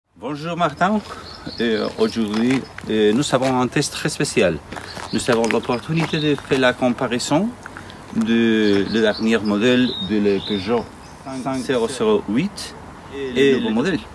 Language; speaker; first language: French; non-native, learner; Spanish